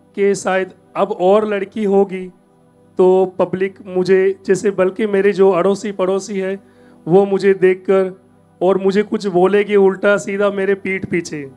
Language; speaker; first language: Hindi; native; Hindi